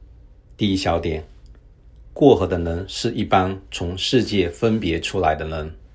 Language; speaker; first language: Chinese; native; Chinese